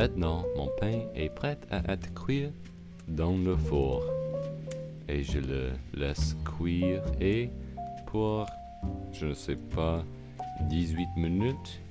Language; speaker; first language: French; non-native, learner; English